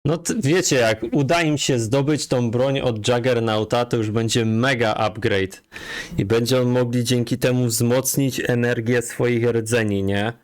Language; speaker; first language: Polish; native; Polish